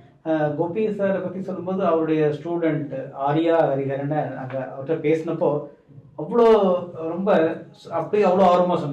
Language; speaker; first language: Tamil; native; Tamil